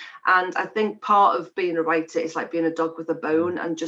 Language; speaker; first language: English; native; English